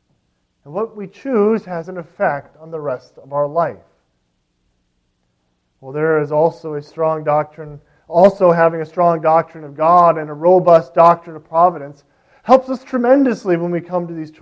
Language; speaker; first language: English; native; English